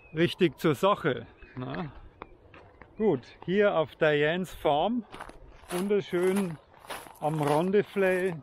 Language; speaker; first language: German; native; German